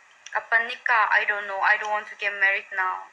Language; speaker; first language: English; non-native, learner; Korean